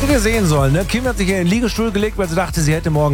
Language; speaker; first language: German; native; German